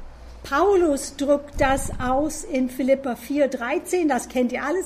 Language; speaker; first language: German; non-native, fluent; English